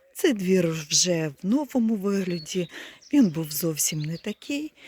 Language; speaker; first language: Ukrainian; non-native, fluent; Russian